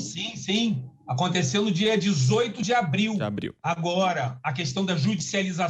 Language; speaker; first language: Portuguese; native; Portuguese